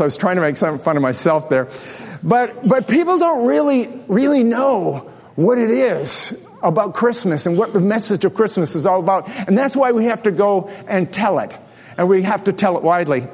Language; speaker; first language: English; native; English